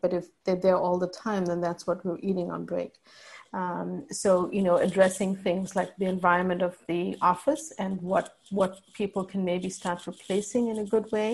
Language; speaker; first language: English; native; English